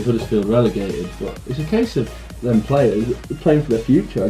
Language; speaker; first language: English; native; English